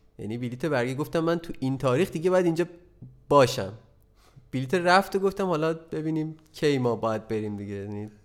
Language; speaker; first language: Persian; native; Persian